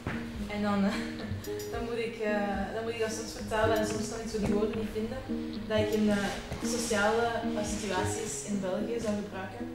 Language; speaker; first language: Dutch; non-native, fluent; English